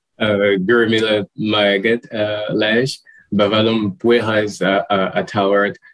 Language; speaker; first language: Irish; non-native, learner; Portuguese